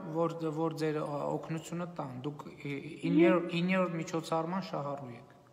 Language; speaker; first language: Armenian; native; Armenian